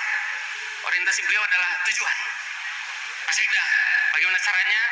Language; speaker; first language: Indonesian; non-native, local second language; Sundanese